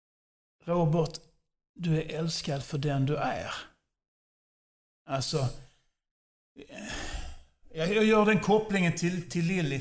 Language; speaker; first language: Swedish; non-native, fluent; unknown